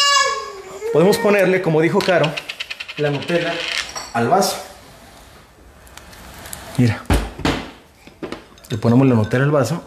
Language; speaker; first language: Spanish; native; Spanish